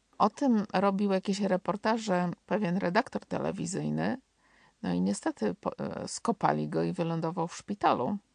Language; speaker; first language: Polish; native; Polish